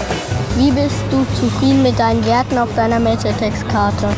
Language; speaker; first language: German; native; German